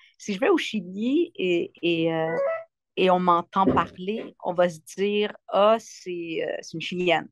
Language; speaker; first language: French; early bilingual, other home language; Spanish